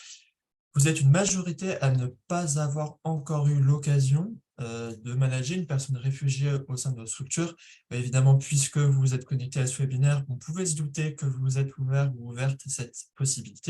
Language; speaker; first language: French; native; French